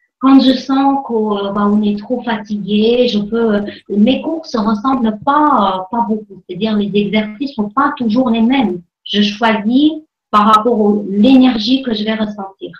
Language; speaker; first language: French; non-native, fluent; Armenian